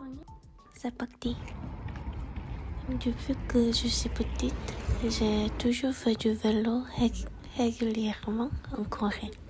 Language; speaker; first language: French; non-native, fluent; Korean